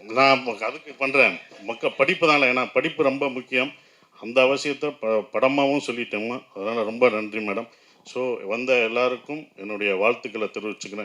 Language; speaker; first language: Tamil; native; Tamil